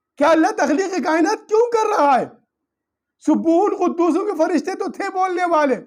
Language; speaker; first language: Urdu; non-native, local second language; Pashto